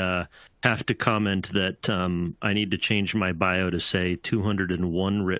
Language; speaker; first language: English; native; English